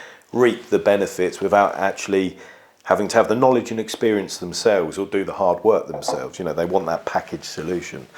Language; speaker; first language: English; native; English